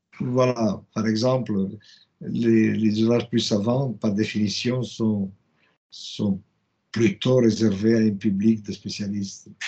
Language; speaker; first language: French; non-native, fluent; Romanian